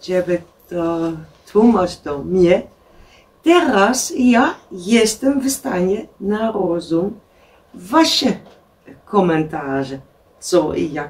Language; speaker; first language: Polish; non-native, learner; Dutch